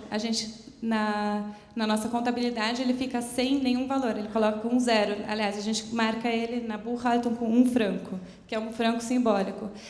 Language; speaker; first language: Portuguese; native; Portuguese